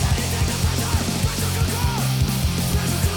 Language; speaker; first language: English; native; English